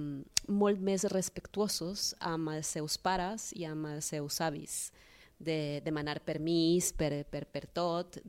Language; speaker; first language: Catalan; non-native, fluent; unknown